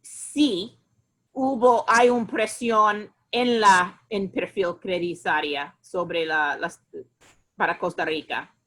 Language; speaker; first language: Spanish; non-native, fluent; English